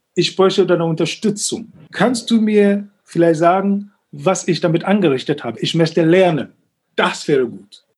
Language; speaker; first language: German; non-native, fluent; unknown